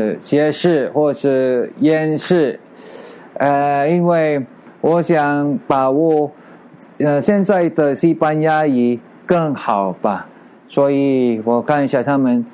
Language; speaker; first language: Chinese; non-native, learner; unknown